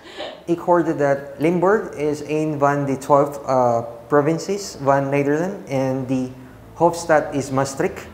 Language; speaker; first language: Dutch; non-native, learner; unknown